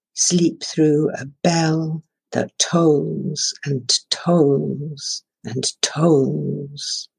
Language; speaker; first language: English; non-native, local second language; Persian